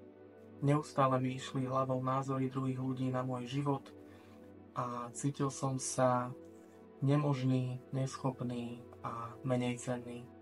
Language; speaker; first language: Slovak; native; Slovak